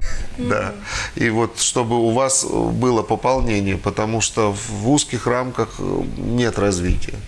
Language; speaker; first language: Russian; native; Russian